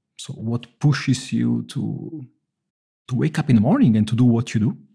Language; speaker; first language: English; non-native, fluent; Italian